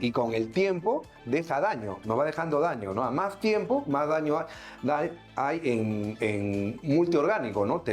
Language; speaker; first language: Spanish; native; Spanish